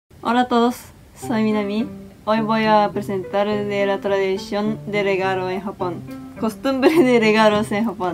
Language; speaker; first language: Spanish; non-native, fluent; Japanese